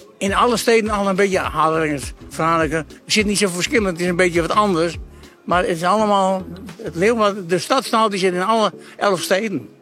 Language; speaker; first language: Dutch; native; Dutch